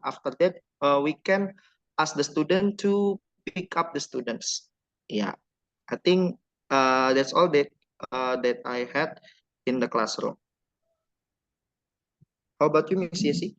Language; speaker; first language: English; non-native, learner; Indonesian